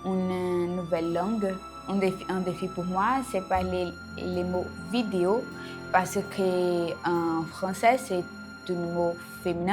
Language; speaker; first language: French; non-native, learner; Portuguese